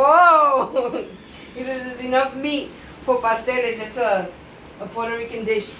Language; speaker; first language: English; early bilingual, other home language; Spanish